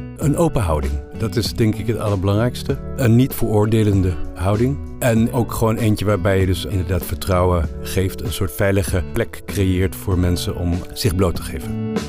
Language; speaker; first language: Dutch; native; Dutch